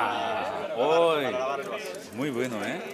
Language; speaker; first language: Spanish; non-native, learner; Korean